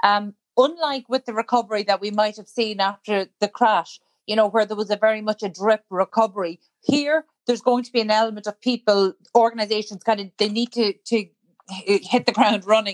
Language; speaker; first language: English; native; English